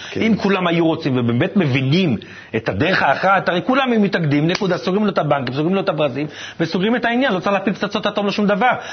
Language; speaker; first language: Hebrew; native; Hebrew